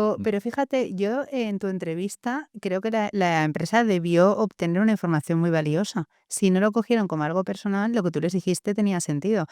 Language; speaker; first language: Spanish; native; Spanish